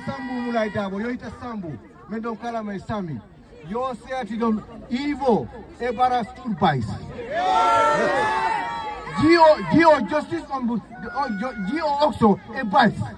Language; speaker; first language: Swedish; non-native, fluent; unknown